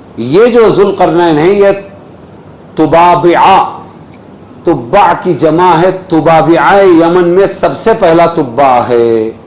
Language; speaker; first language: Urdu; native; Urdu